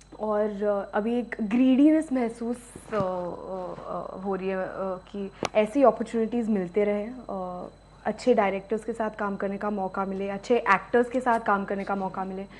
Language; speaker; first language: Hindi; native; Hindi